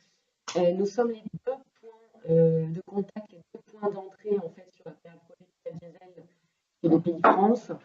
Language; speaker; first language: French; native; French